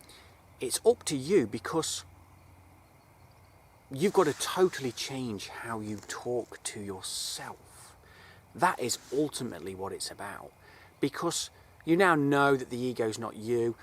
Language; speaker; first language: English; native; English